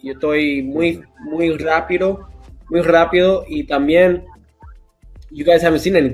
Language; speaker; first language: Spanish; early bilingual, heritage; English